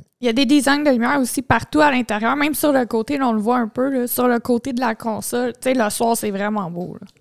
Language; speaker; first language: French; native; French